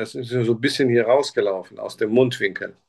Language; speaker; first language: German; native; German